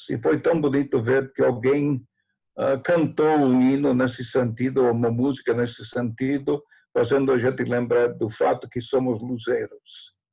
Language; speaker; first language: Portuguese; non-native, fluent; English